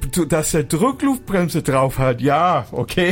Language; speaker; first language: German; non-native, fluent; English